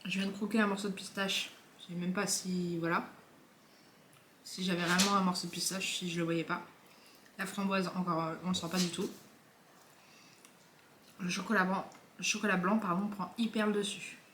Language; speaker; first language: French; native; French